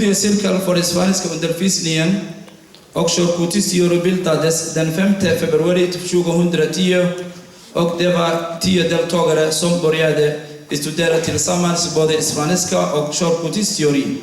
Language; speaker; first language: Swedish; non-native, fluent; Somali